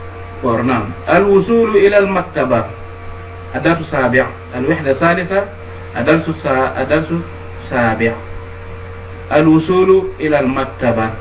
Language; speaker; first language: Arabic; non-native, fluent; Wolof